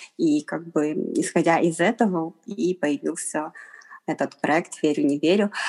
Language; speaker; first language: Russian; non-native, fluent; Chinese